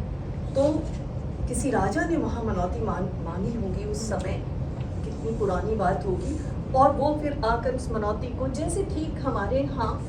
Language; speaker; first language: Hindi; native; Hindi